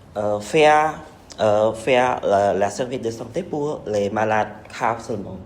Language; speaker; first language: French; non-native, learner; Khmer